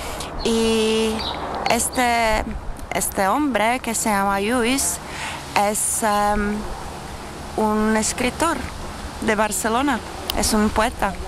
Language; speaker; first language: Spanish; non-native, fluent; Czech